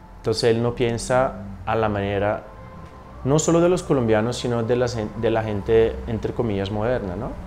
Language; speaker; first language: Spanish; non-native, fluent; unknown